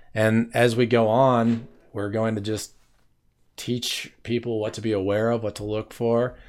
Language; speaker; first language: English; native; English